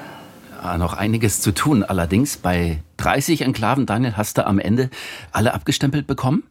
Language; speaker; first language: German; native; German